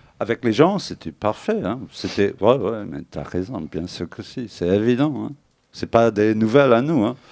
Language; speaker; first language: French; non-native, fluent; English